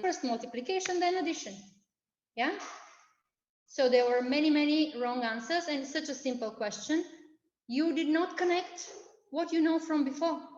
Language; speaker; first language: English; non-native, fluent; Arabic